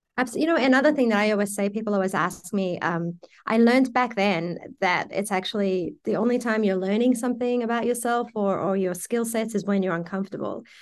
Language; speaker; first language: English; early bilingual, other home language; Persian